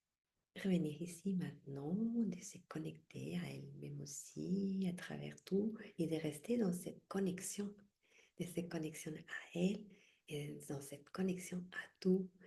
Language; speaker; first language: French; non-native, fluent; Spanish